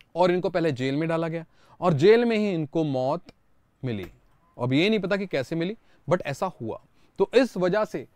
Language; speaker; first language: Hindi; non-native, local second language; Punjabi